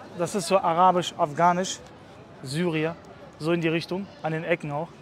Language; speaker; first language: German; early bilingual, other home language; Russian